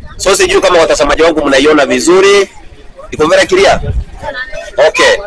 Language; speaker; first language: Swahili; non-native, local second language; Gusii